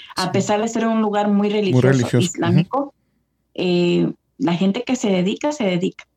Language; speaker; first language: Spanish; early bilingual, heritage; Spanish